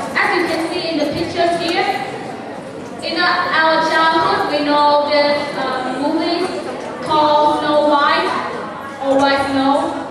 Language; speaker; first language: English; non-native, learner; Vietnamese